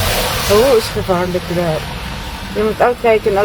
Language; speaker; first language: Dutch; non-native, learner; Filipino